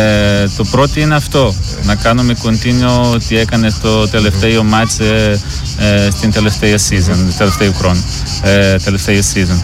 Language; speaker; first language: Greek; non-native, learner; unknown